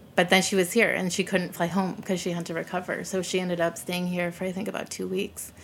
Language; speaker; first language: English; native; English